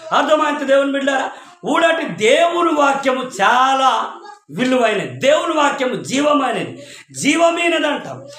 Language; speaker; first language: Telugu; non-native, local second language; Koya